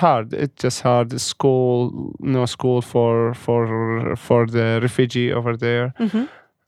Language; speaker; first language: English; non-native, learner; Arabic